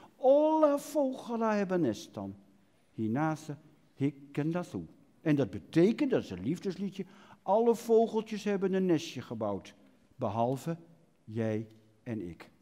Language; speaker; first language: Dutch; native; Dutch